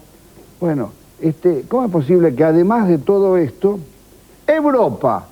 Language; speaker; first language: Spanish; native; Spanish